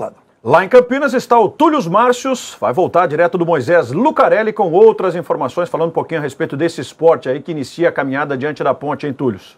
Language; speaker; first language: Portuguese; native; Portuguese